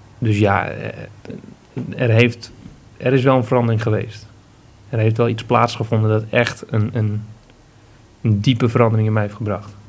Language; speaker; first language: Dutch; native; Dutch